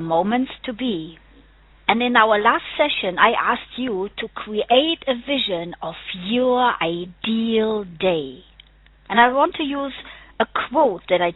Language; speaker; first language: English; non-native, fluent; German